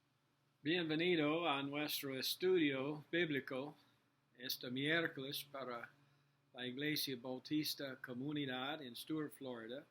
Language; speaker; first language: Spanish; non-native, learner; English